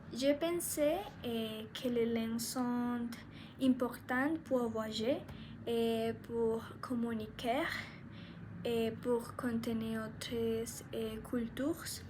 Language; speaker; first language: French; non-native, learner; Spanish